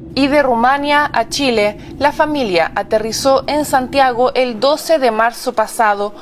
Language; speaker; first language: Spanish; native; Spanish